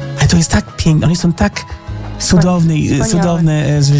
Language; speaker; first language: Polish; non-native, learner; English